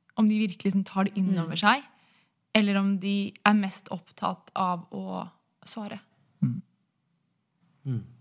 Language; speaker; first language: Norwegian; native; Norwegian